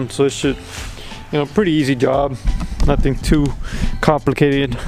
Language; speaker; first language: English; native; English